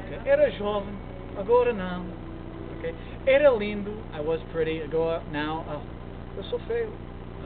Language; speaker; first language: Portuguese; non-native, learner; English